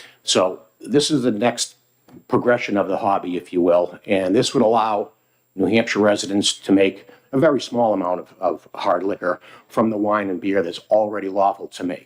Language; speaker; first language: English; native; English